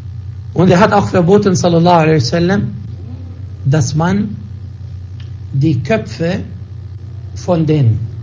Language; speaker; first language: German; non-native, fluent; Arabic